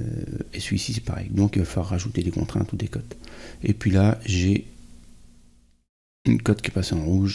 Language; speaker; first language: French; native; French